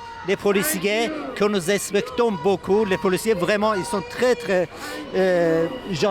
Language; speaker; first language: French; non-native, fluent; Persian